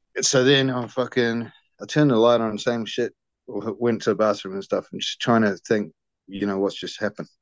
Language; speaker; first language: English; native; English